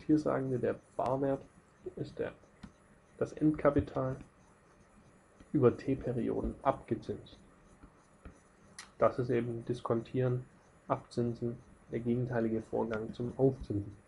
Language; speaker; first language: German; native; German